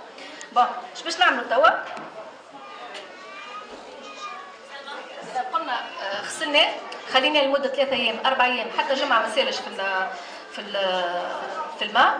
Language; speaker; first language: Arabic; native; Arabic